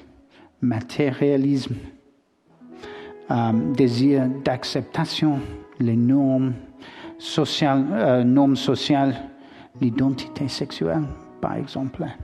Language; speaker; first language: French; non-native, learner; English